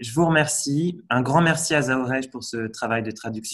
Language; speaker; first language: French; native; French